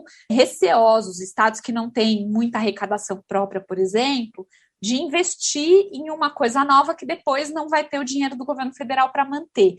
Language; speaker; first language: Portuguese; native; Portuguese